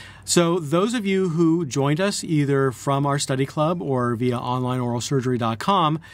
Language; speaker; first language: English; native; English